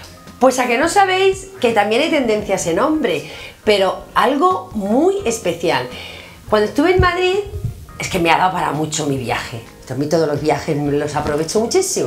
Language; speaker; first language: Spanish; native; Spanish